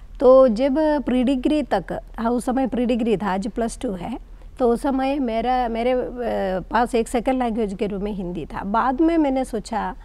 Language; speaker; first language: Hindi; non-native, local second language; Malayalam